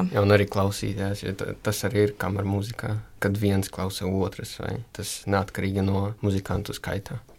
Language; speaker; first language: Latvian; early bilingual, other home language; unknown